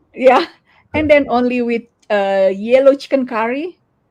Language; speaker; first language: English; non-native, learner; Indonesian